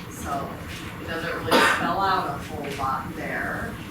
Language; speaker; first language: English; native; English